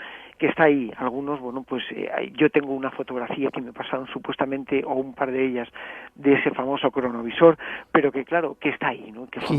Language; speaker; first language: Spanish; native; Spanish